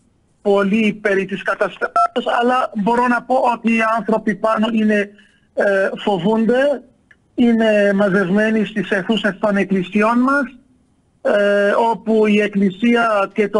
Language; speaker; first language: Greek; non-native, fluent; Arabic